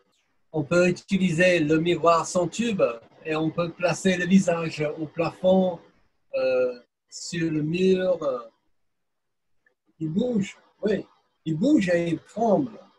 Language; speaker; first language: French; non-native, fluent; English